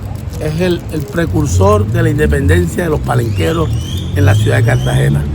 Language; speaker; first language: Spanish; native; Spanish